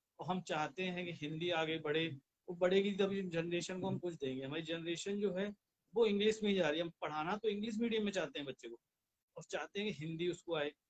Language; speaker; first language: Hindi; native; Hindi